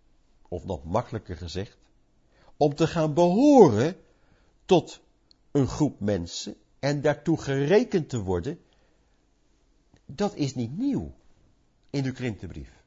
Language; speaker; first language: Dutch; native; Dutch